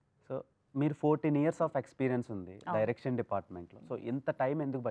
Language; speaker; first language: Telugu; native; Telugu